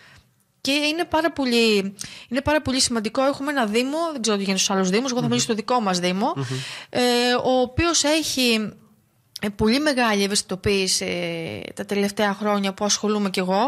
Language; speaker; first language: Greek; native; Greek